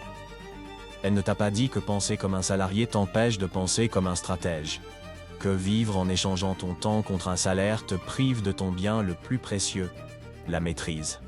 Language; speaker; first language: French; native; French